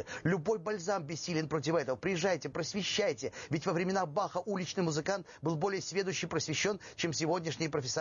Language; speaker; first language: Russian; native; Russian